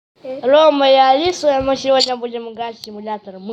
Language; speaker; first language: Russian; native; Russian